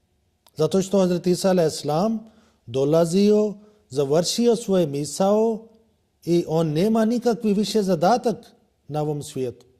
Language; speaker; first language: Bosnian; non-native, learner; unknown